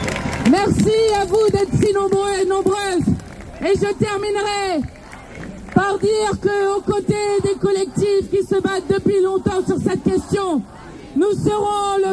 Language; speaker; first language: French; native; French